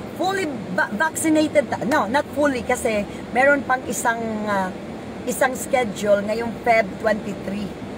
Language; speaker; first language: Filipino; non-native, local second language; Cebuano